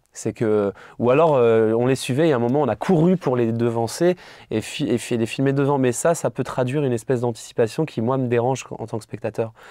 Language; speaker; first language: French; native; French